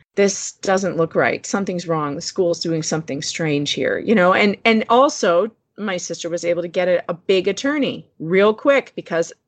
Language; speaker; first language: English; native; English